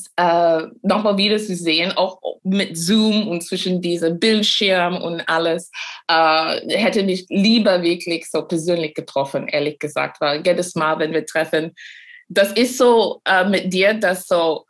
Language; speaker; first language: German; non-native, fluent; English